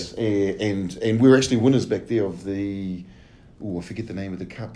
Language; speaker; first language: English; native; English